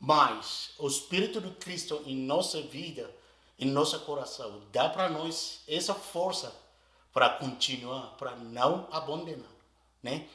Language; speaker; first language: Portuguese; non-native, learner; Arabic